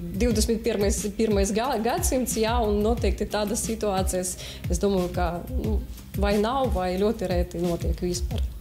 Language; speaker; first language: Latvian; non-native, local second language; Russian